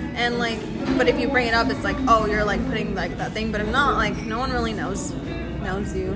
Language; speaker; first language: English; early bilingual, other home language; Spanish